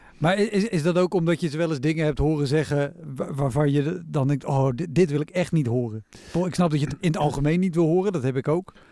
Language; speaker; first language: Dutch; native; Dutch